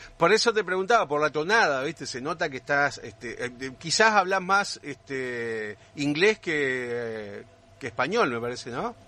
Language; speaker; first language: Spanish; native; Spanish